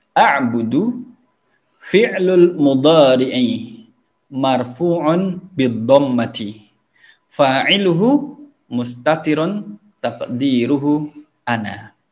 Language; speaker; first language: Arabic; non-native, fluent; Indonesian